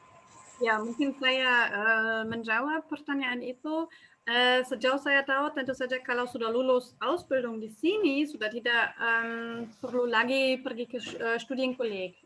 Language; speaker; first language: Indonesian; non-native, fluent; German